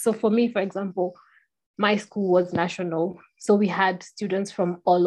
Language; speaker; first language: English; non-native, local second language; Kikuyu